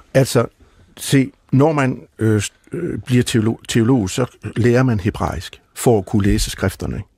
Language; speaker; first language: Danish; native; Danish